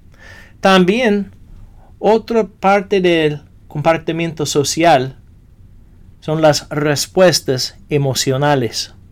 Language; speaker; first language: Spanish; non-native, fluent; English